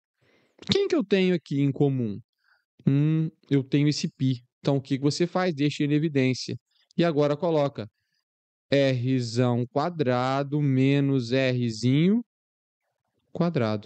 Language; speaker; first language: Portuguese; native; Portuguese